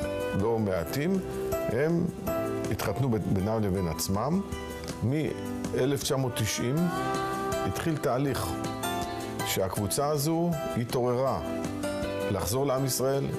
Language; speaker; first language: Hebrew; non-native, local second language; Amharic